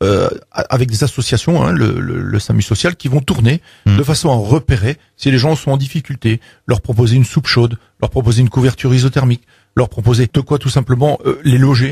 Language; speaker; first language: French; native; French